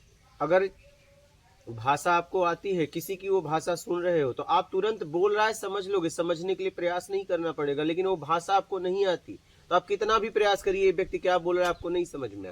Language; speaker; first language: Hindi; native; Hindi